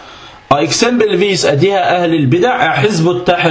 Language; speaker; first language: Danish; non-native, fluent; Arabic